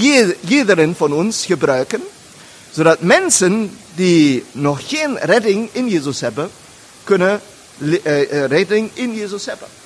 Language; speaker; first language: German; non-native, learner; Dutch